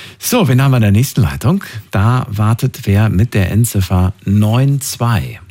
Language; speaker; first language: German; native; German